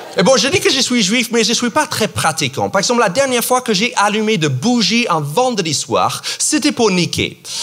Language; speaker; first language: French; non-native, fluent; English